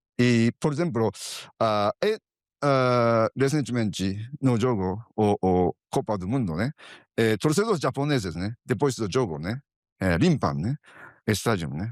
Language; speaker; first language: Portuguese; non-native, fluent; Japanese